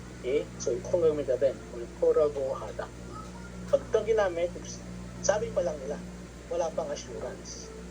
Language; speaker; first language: Filipino; non-native, local second language; Pampanga